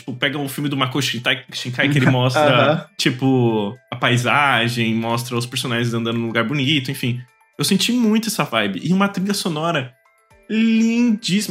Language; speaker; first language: Portuguese; native; Portuguese